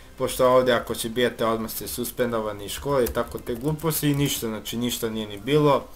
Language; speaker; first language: Serbian; early bilingual, heritage; Bosnian